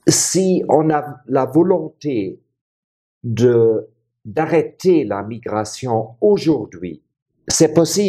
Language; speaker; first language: French; non-native, fluent; German